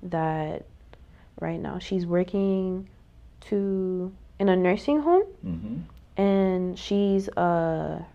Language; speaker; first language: English; native; English